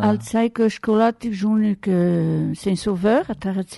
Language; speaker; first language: Basque; native; Basque